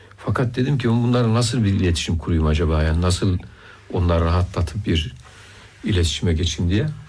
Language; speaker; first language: Turkish; native; Turkish